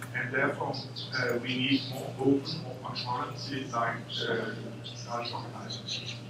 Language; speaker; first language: English; non-native, fluent; Danish